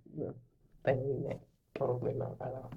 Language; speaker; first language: Greek; non-native, learner; German